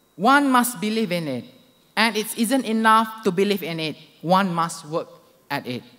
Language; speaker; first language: English; non-native, local second language; Malay